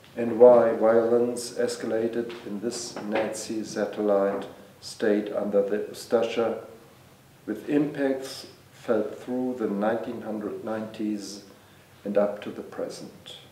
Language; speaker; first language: English; non-native, fluent; German